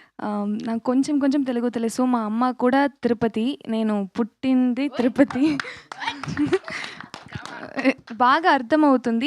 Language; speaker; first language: Telugu; early bilingual, heritage; Tamil